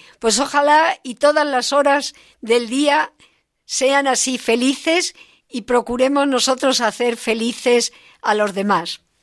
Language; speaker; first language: Spanish; native; Spanish